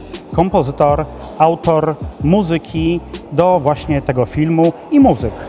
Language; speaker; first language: Polish; native; Polish